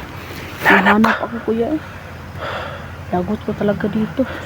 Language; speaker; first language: Filipino; non-native, local second language; Cebuano